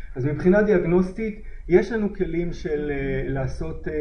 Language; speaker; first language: Hebrew; native; Hebrew